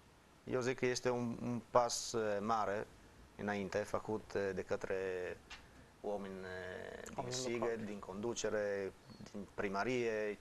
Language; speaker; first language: Romanian; non-native, fluent; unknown